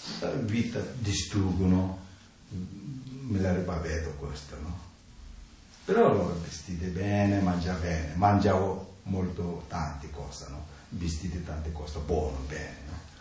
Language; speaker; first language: Italian; non-native, learner; Tibetan